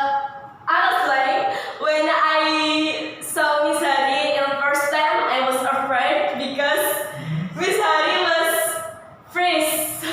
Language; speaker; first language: English; non-native, learner; Indonesian